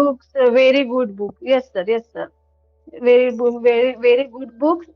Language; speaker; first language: English; non-native, learner; Hindi